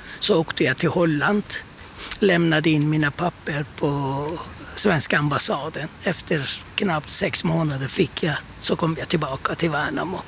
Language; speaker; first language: Swedish; non-native, fluent; Turkish